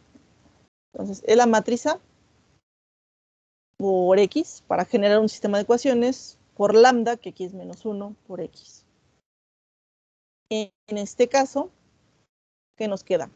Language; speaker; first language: Spanish; native; Spanish